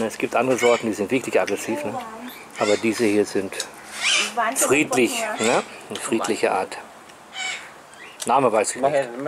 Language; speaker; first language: German; native; German